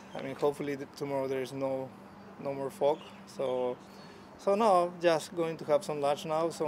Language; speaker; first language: English; non-native, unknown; Spanish